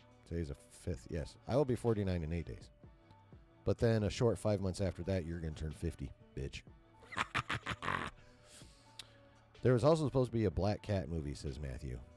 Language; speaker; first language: English; native; English